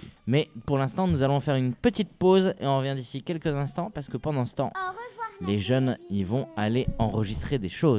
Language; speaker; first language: French; native; French